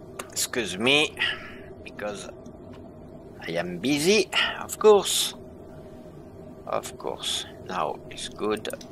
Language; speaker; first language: English; non-native, learner; French